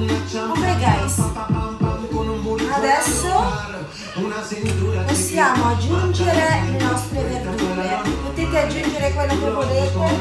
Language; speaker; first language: Italian; early bilingual, other home language; Filipino